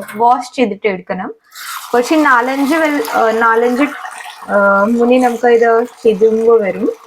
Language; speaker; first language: Malayalam; native; Malayalam